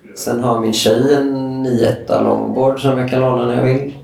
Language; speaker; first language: Swedish; native; Swedish